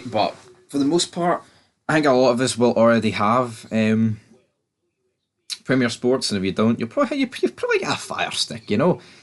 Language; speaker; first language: English; native; English